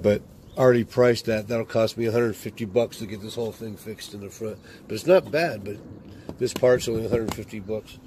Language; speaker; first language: English; native; English